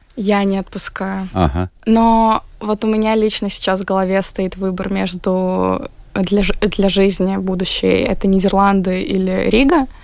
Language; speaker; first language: Russian; native; Russian